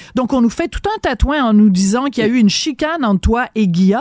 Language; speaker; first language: French; native; French